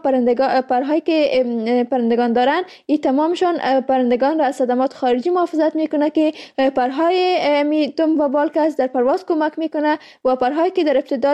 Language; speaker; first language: Persian; native; Persian